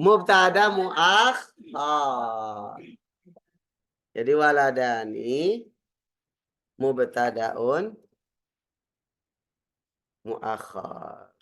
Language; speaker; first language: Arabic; non-native, fluent; Indonesian